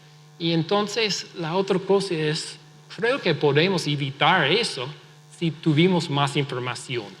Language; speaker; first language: Spanish; non-native, fluent; English